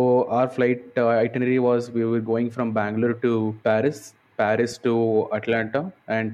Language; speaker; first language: English; non-native, local second language; Kannada